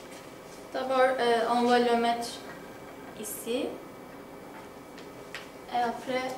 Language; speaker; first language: French; non-native, learner; Turkish